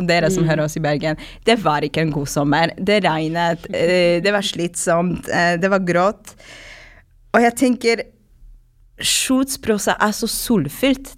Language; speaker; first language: Norwegian; non-native, fluent; Polish